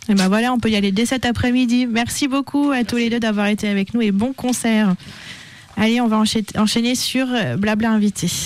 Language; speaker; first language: French; native; French